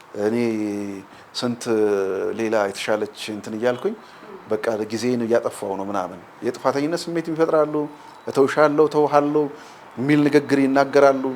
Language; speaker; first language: Amharic; native; Amharic